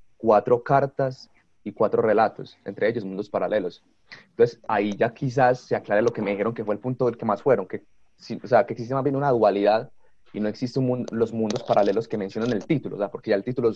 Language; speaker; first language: Spanish; native; Spanish